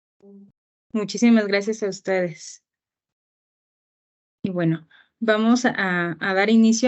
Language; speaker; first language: Spanish; native; Spanish